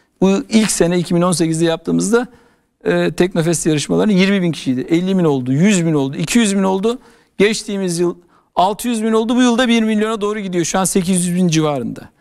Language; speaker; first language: Turkish; native; Turkish